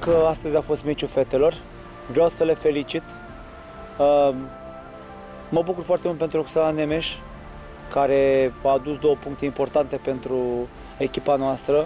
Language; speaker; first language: Romanian; native; Romanian